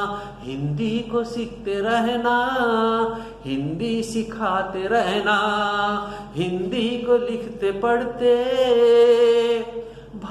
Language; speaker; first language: Hindi; non-native, local second language; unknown